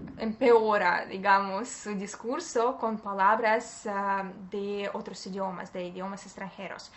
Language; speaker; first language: Spanish; non-native, fluent; Russian